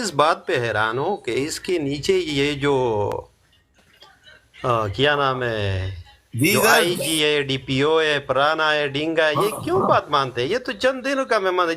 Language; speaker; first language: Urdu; non-native, local second language; Pashto